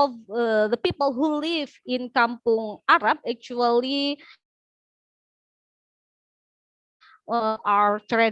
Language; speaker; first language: English; non-native, learner; Indonesian